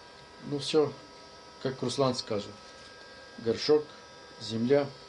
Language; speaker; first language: Russian; non-native, learner; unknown